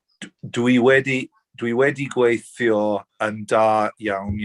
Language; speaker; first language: Welsh; non-native, learner; English